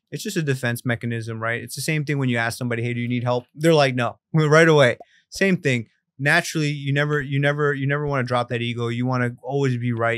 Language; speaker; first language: English; early bilingual, other home language; Spanish